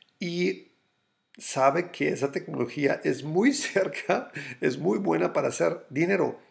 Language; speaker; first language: Spanish; non-native, fluent; German